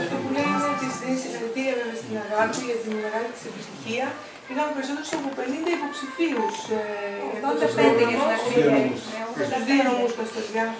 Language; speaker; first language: Greek; native; Greek